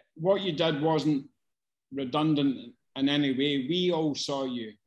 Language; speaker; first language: English; native; English